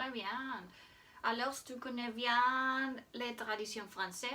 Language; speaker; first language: French; non-native, learner; Spanish